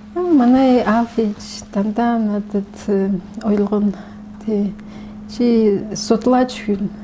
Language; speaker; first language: Mongolian; non-native, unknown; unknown